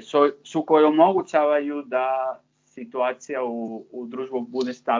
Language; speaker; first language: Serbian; non-native, fluent; Spanish